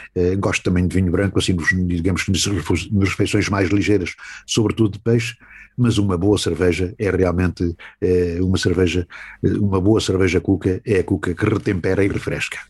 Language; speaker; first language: Portuguese; native; Portuguese